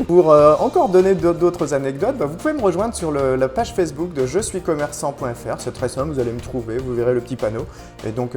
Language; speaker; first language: French; native; French